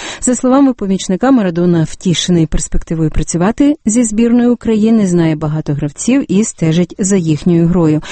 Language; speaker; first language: Ukrainian; native; Ukrainian